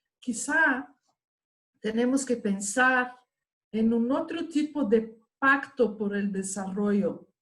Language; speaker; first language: Spanish; non-native, fluent; Portuguese